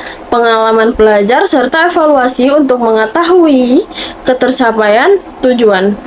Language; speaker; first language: Indonesian; native; Indonesian